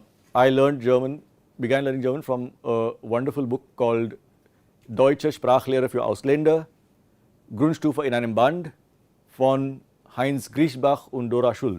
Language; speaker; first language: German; non-native, fluent; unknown